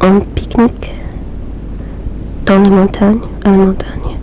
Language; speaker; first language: French; non-native, learner; English